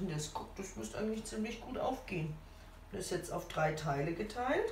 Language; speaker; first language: German; native; German